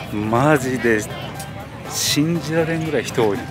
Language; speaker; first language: Vietnamese; non-native, learner; Japanese